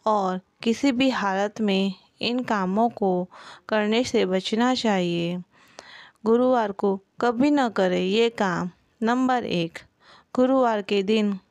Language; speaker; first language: Hindi; non-native, local second language; Gujarati